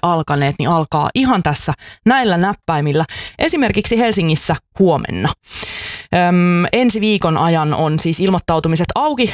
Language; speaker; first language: Finnish; native; Finnish